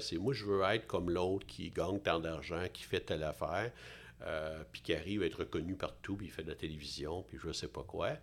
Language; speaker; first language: French; native; French